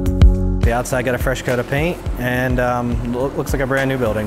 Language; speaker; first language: English; native; English